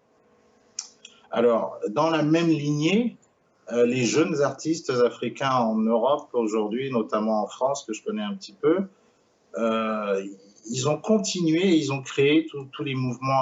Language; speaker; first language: French; native; French